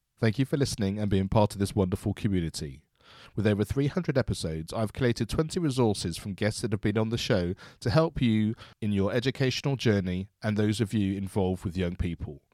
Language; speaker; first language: English; native; English